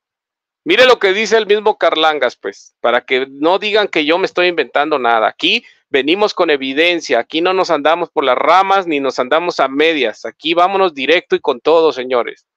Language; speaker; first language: Spanish; native; Spanish